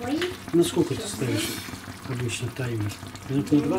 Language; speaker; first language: Russian; native; Russian